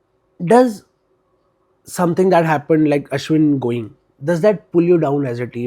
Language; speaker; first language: English; non-native, local second language; Hindi